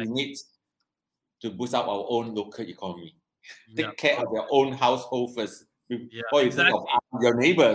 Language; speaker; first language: English; non-native, local second language; Cantonese